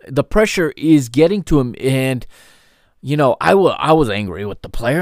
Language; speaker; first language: English; native; English